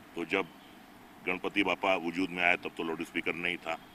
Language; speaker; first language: Hindi; native; Hindi